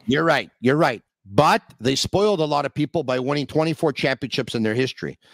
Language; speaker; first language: English; native; English